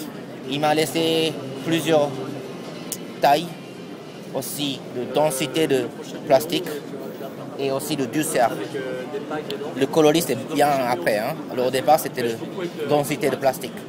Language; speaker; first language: French; non-native, learner; Japanese